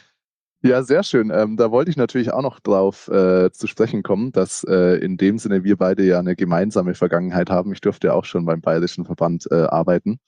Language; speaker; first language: German; native; German